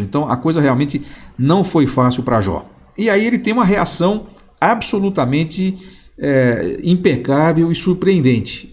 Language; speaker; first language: Portuguese; native; Portuguese